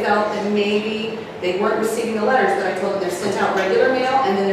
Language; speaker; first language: English; native; English